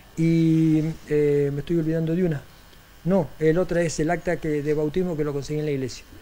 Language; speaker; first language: Spanish; native; Spanish